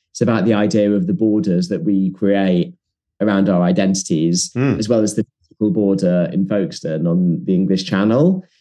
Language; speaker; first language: English; native; English